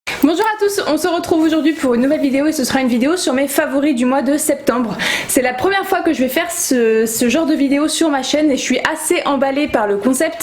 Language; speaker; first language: French; native; French